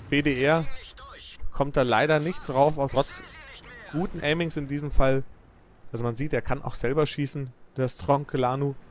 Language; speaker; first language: German; native; German